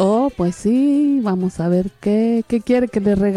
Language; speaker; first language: Spanish; native; Spanish